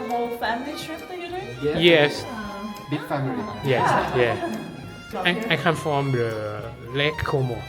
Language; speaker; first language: English; non-native, learner; Thai